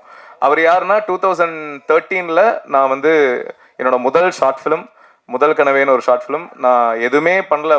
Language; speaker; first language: Tamil; native; Tamil